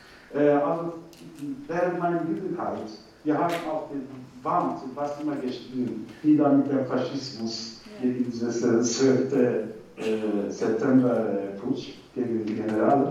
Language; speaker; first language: German; non-native, learner; Turkish